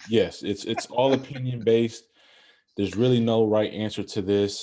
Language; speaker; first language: English; native; English